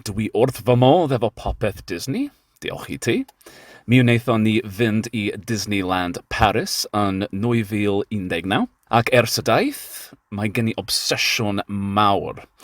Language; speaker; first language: Welsh; non-native, learner; English